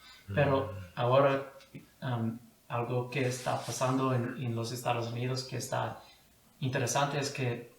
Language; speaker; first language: Spanish; non-native, fluent; English